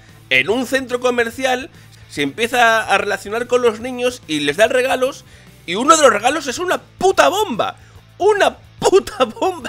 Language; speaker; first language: Spanish; native; Spanish